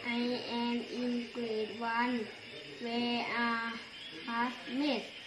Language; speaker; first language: English; non-native, learner; Thai